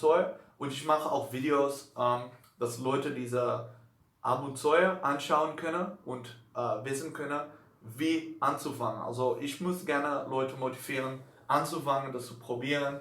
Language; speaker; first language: German; non-native, learner; Dutch